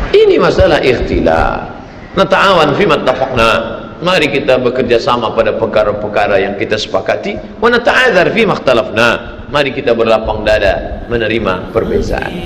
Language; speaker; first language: Malay; native; Malay